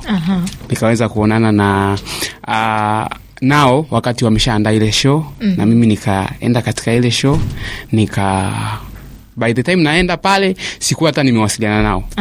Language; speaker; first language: Swahili; native; Swahili